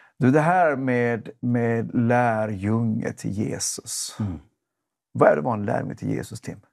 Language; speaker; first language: Swedish; native; Swedish